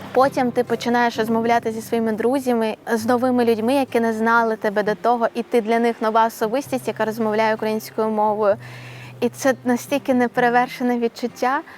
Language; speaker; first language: Ukrainian; non-native, local second language; Russian